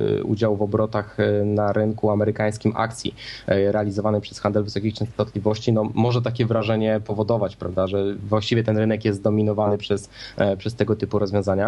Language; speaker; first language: Polish; native; Polish